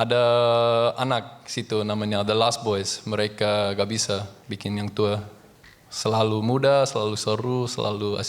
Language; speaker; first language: Indonesian; non-native, learner; English